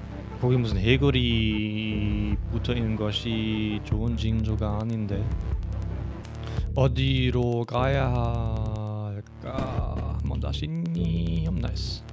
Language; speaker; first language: Korean; non-native, fluent; German